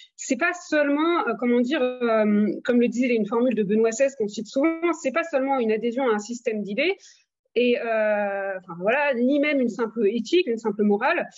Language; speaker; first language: French; native; French